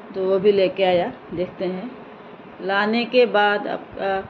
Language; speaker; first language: Hindi; non-native, local second language; Assamese